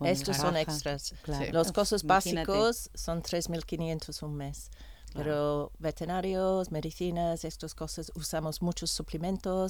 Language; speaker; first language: Spanish; non-native, learner; English